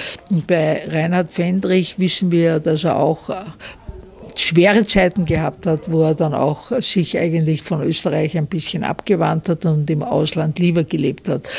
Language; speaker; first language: German; native; German